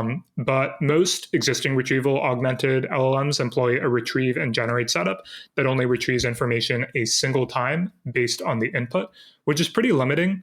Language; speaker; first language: English; native; English